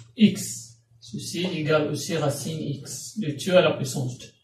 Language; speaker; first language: French; non-native, local second language; Arabic